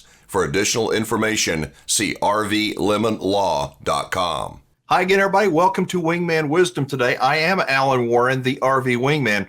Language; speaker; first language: English; native; English